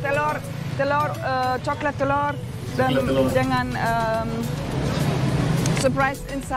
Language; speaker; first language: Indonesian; non-native, learner; German